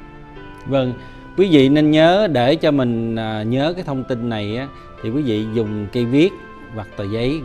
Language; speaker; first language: Vietnamese; early bilingual, heritage; Vietnamese